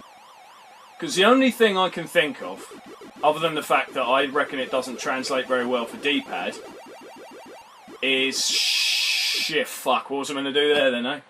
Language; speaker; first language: English; native; English